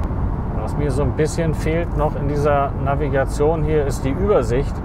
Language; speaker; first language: German; native; German